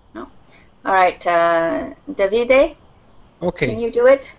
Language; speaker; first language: English; native; English